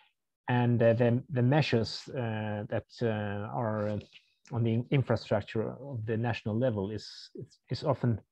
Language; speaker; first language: English; non-native, fluent; Swedish